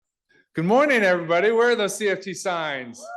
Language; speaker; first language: English; native; English